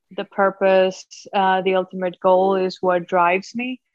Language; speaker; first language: English; non-native, local second language; Punjabi